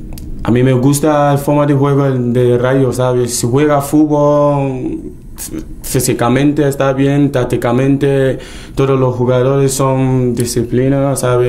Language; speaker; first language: Spanish; non-native, learner; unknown